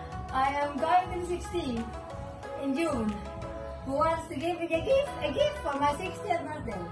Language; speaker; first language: English; non-native, local second language; Filipino